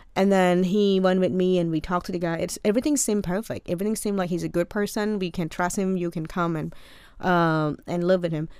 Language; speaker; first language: English; non-native, fluent; Khmer